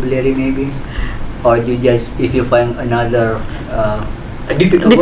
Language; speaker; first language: English; non-native, learner; Indonesian